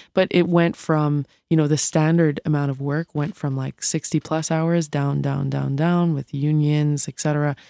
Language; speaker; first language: English; native; English